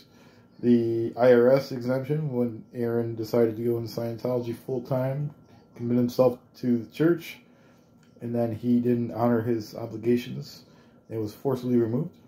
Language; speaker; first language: English; native; English